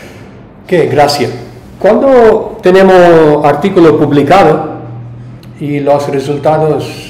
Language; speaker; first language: Spanish; non-native, learner; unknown